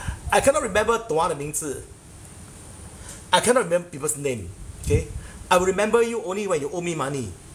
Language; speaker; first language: English; non-native, local second language; Chinese